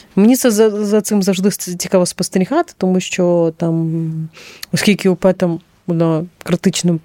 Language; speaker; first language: Ukrainian; non-native, local second language; Russian